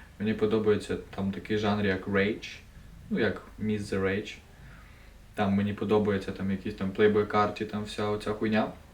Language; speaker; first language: Ukrainian; non-native, local second language; Russian